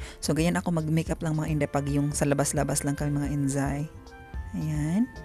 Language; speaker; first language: Filipino; non-native, local second language; Cebuano